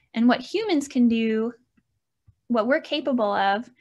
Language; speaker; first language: English; native; English